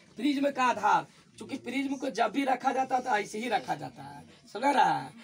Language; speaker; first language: Hindi; native; Hindi